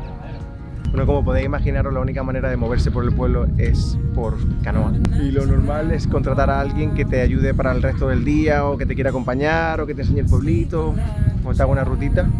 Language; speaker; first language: Spanish; native; Spanish